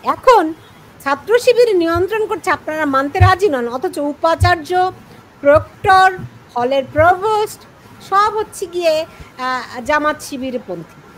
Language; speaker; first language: Bangla; native; Bangla